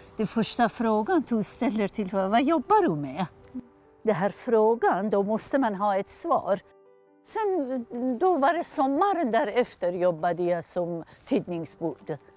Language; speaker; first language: Swedish; non-native, fluent; Persian